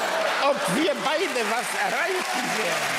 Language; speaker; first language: German; early bilingual, other home language; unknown